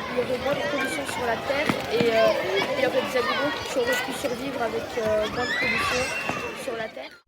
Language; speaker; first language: French; native; French